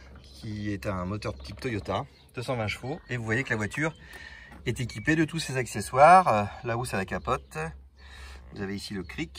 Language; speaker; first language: French; native; French